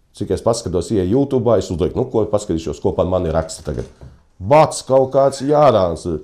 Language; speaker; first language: Latvian; native; Latvian